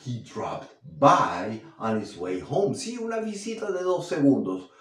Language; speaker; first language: English; non-native, fluent; Spanish